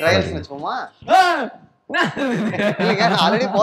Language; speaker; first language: Tamil; native; Tamil